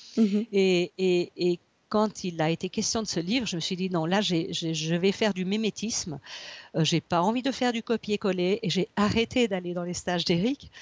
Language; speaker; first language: French; native; French